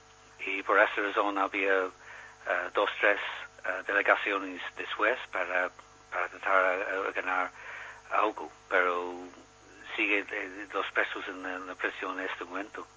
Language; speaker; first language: Spanish; non-native, learner; English